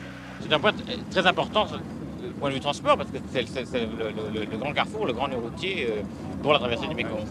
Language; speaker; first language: French; native; French